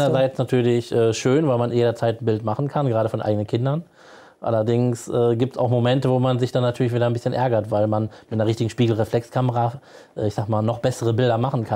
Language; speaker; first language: German; native; German